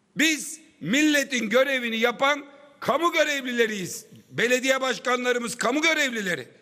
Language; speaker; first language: Turkish; native; Turkish